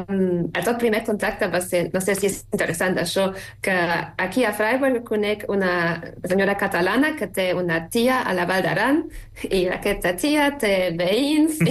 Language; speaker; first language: Catalan; non-native, fluent; German